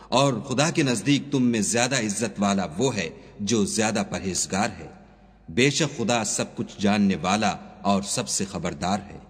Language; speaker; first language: Urdu; native; Urdu